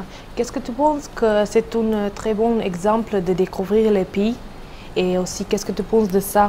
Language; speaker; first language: French; non-native, learner; Serbian